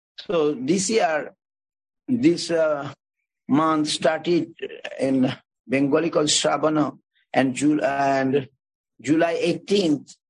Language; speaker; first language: English; non-native, local second language; Bangla